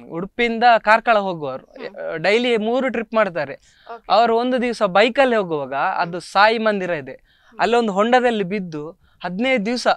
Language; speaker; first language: Kannada; native; Kannada